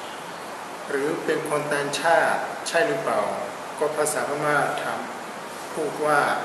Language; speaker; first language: Thai; non-native, fluent; Burmese